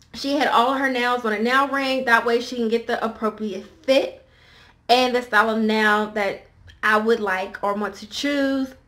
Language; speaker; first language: English; native; English